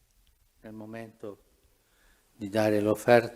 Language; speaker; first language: Italian; early bilingual, heritage; Spanish